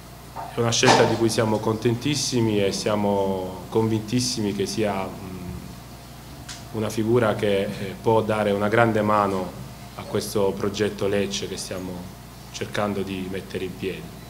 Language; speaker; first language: Italian; native; Italian